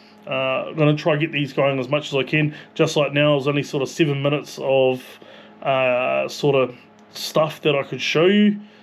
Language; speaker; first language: English; native; English